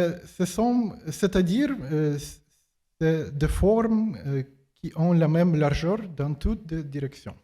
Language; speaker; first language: French; non-native, fluent; Ukrainian